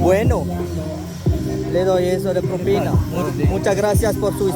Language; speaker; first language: Spanish; non-native, learner; French